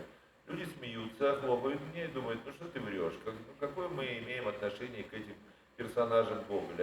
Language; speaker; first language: Russian; native; Russian